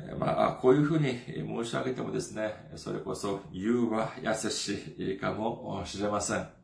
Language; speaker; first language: Japanese; non-native, fluent; Korean